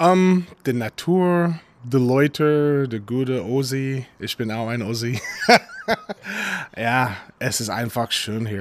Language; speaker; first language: German; non-native, fluent; English